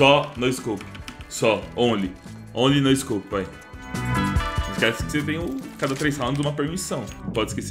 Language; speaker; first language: Portuguese; native; Portuguese